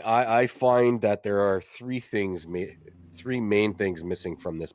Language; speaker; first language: English; native; English